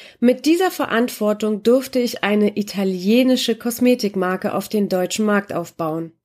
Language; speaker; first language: German; early bilingual, other home language; Polish